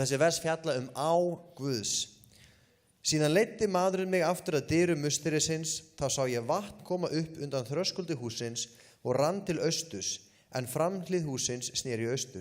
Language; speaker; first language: Icelandic; native; Icelandic